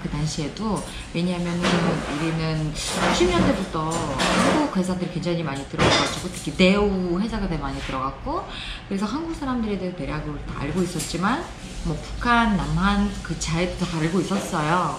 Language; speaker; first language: Korean; non-native, fluent; Uzbek